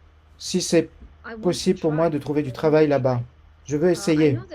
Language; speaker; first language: French; non-native, fluent; Ukrainian